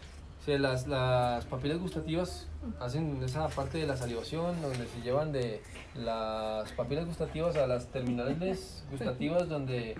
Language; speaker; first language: Spanish; native; Spanish